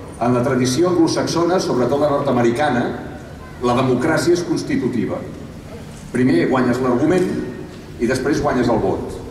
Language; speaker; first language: Catalan; native; Catalan